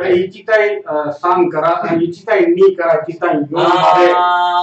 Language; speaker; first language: Japanese; non-native, learner; Tamil